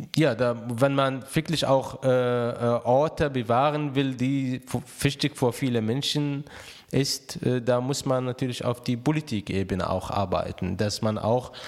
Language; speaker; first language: German; non-native, fluent; Arabic